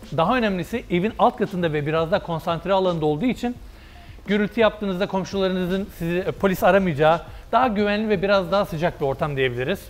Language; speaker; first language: Turkish; early bilingual, heritage; Turkish